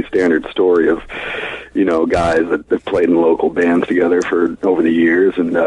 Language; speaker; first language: English; native; English